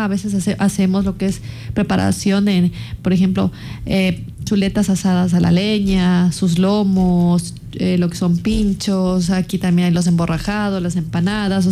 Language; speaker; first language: Spanish; native; Spanish